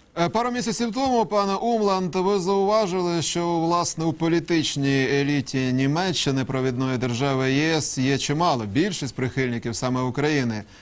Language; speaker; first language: Ukrainian; native; Ukrainian